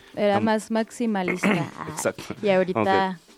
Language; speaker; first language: Spanish; native; Spanish